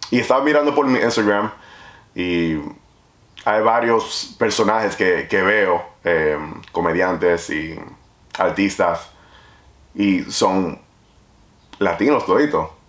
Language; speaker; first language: Spanish; native; Spanish